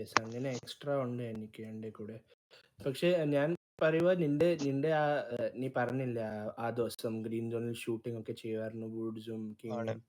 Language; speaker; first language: Malayalam; early bilingual, heritage; Malayalam